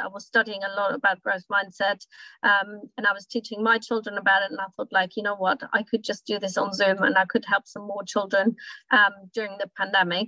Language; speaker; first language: English; non-native, fluent; German